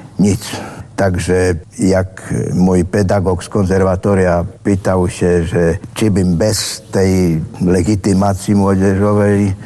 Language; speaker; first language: Polish; native; Polish